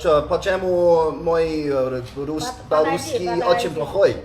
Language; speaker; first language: Russian; non-native, learner; English